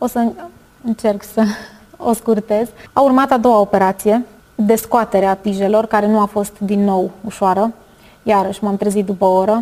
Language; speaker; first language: Romanian; native; Romanian